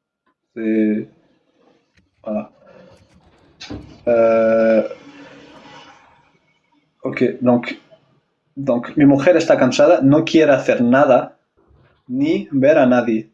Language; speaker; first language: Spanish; non-native, fluent; French